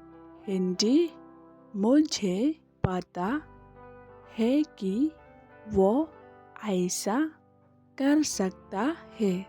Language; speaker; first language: Hindi; non-native, local second language; Khasi